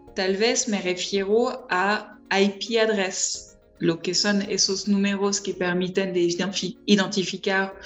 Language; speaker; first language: Spanish; non-native, fluent; French